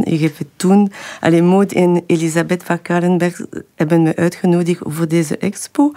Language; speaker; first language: Dutch; non-native, local second language; French